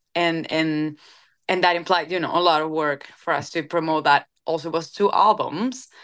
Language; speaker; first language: English; non-native, fluent; Spanish